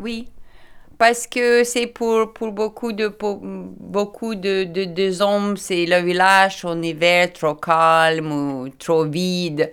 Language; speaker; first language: French; non-native, learner; Lithuanian